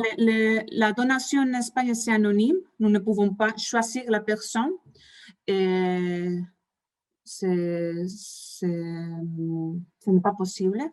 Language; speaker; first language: French; non-native, fluent; Spanish